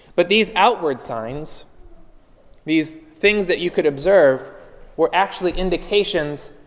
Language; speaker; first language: English; native; English